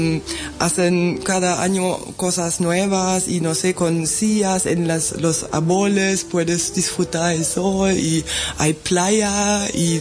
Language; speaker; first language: Spanish; non-native, fluent; German